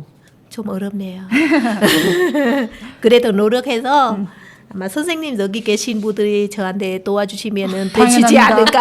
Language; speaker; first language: Korean; non-native, learner; Vietnamese